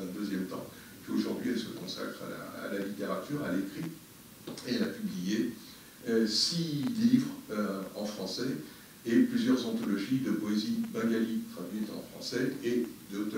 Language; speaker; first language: French; native; French